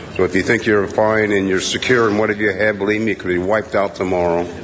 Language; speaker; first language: English; native; English